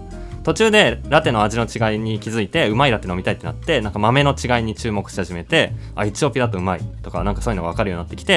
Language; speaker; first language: Japanese; native; Japanese